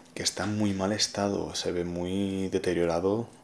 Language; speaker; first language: Spanish; native; Spanish